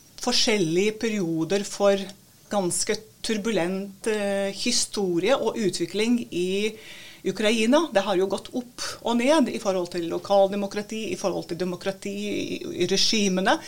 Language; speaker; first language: Norwegian; non-native, fluent; Latvian